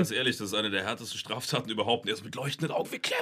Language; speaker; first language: German; native; German